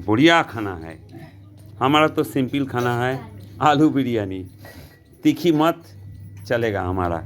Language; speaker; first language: Hindi; non-native, local second language; Bangla